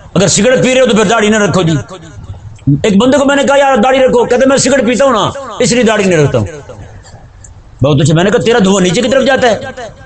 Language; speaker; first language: Urdu; non-native, local second language; Punjabi